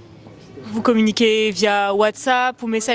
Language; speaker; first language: French; native; French